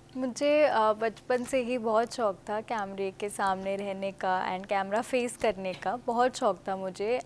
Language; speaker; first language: Hindi; native; Hindi